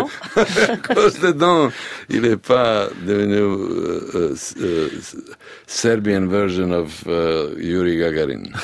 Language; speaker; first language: French; non-native, learner; Serbian